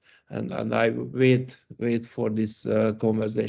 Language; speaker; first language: English; non-native, learner; Hungarian